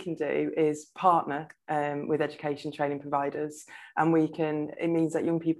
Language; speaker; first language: English; native; English